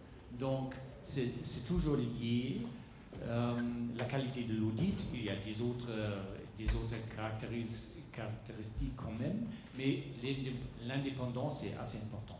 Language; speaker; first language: French; non-native, fluent; German